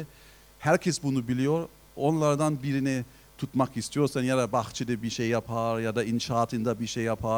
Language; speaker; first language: Turkish; non-native, fluent; German